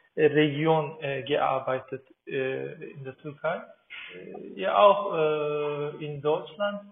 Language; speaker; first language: German; non-native, fluent; Turkish